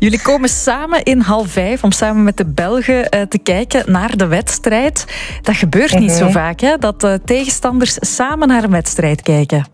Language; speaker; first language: Dutch; native; Dutch